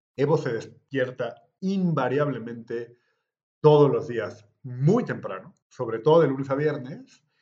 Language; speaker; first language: Spanish; native; Spanish